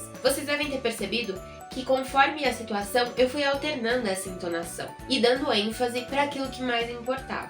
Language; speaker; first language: Portuguese; native; Portuguese